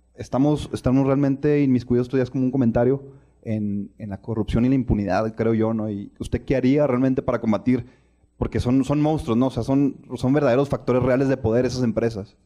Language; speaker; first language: Spanish; native; Spanish